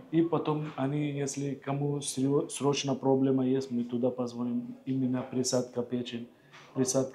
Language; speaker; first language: Russian; non-native, learner; Hindi